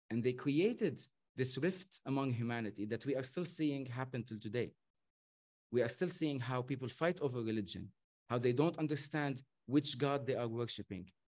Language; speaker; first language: English; non-native, fluent; Arabic